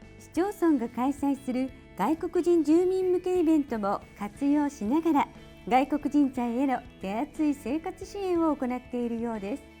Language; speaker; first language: Japanese; native; Japanese